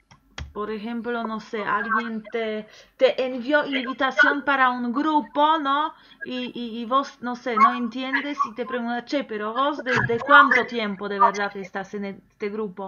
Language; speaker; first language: Spanish; non-native, fluent; Polish